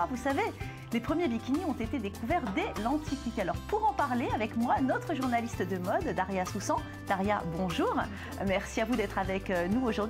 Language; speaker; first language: French; native; French